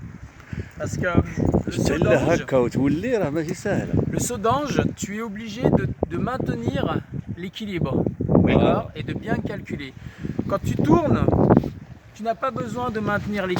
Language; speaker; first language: French; native; French